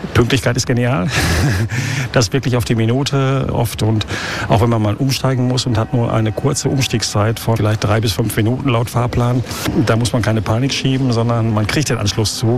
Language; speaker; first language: German; native; German